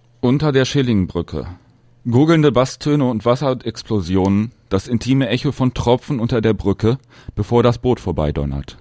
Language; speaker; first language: German; native; German